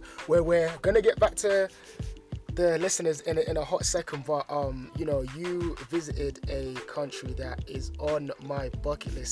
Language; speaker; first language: English; native; English